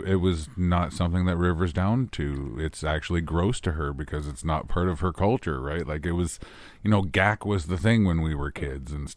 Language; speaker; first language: English; native; English